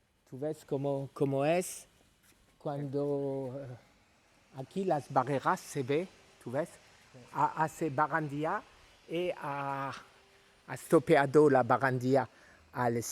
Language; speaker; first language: Spanish; non-native, learner; French